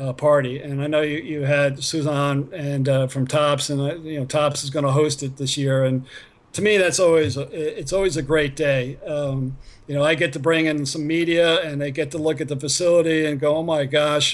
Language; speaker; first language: English; native; English